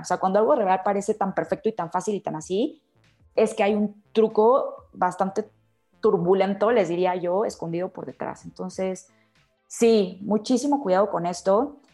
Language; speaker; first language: Spanish; native; Spanish